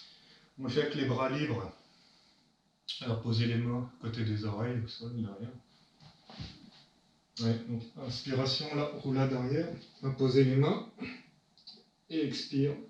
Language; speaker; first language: French; native; French